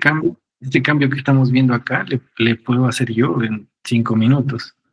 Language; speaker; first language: Spanish; native; Spanish